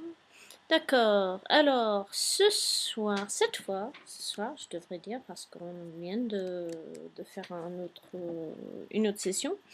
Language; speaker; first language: French; non-native, fluent; English